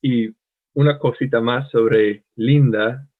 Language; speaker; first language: Spanish; non-native, learner; English